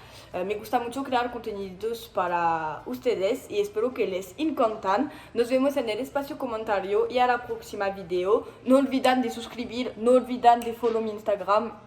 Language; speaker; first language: Spanish; non-native, learner; French